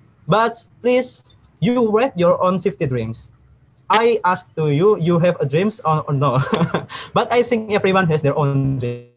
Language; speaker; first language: English; non-native, learner; Indonesian